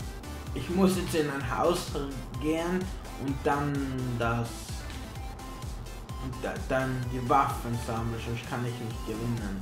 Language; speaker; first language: German; non-native, learner; Italian